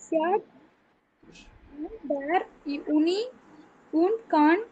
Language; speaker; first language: German; non-native, learner; Tamil